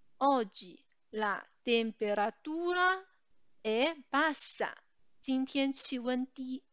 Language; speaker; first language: Italian; non-native, fluent; Chinese